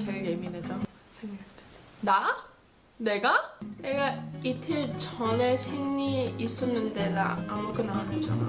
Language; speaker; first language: Korean; early bilingual, heritage; English